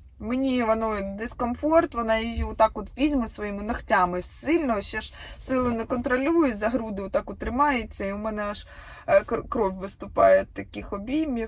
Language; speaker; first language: Ukrainian; native; Ukrainian